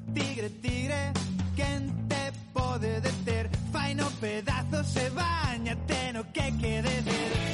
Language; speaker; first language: Galician; non-native, local second language; Spanish